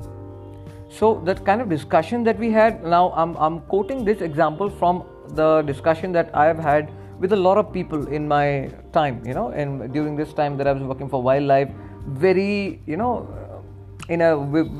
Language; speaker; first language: English; non-native, local second language; Assamese